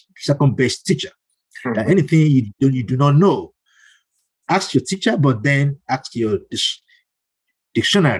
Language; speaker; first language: English; non-native, local second language; Yoruba